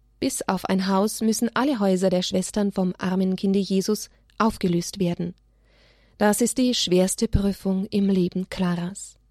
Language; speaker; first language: German; native; German